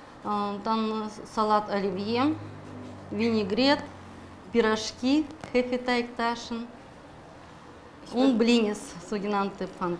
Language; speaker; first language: German; non-native, fluent; Russian